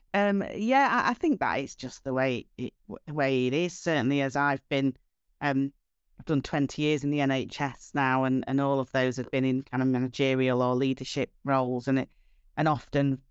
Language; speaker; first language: English; native; English